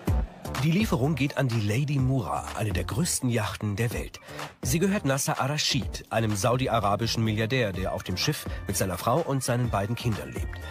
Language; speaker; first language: German; native; German